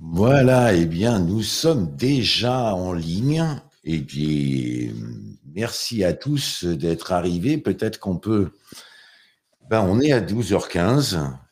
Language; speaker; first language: French; native; French